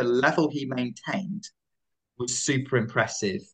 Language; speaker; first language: English; native; English